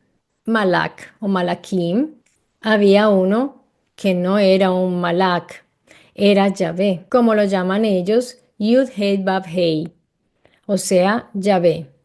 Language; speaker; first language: Spanish; native; Spanish